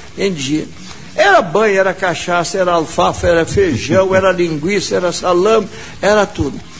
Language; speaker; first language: Portuguese; non-native, local second language; German